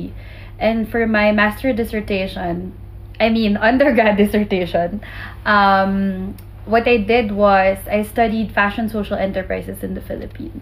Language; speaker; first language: English; non-native, local second language; Filipino